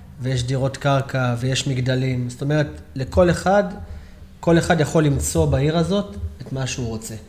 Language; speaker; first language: Hebrew; native; Hebrew